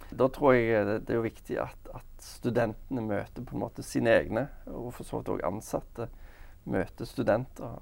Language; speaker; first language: Norwegian; native; Norwegian